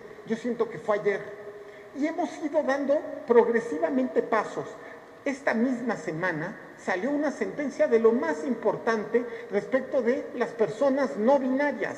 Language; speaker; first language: Spanish; native; Spanish